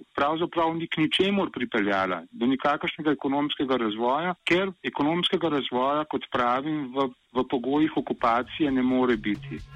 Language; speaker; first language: Slovenian; native; Slovenian